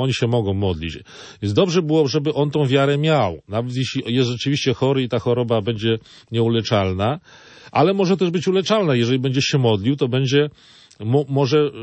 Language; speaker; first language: Polish; native; Polish